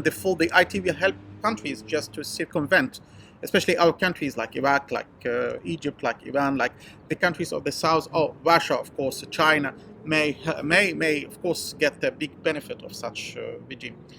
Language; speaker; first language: English; non-native, fluent; Arabic